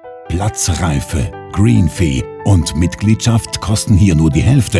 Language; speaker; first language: German; native; German